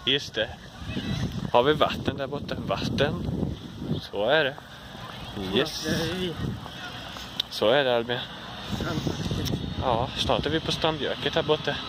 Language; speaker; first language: Swedish; native; Swedish